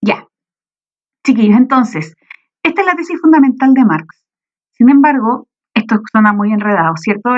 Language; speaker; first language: Spanish; native; Spanish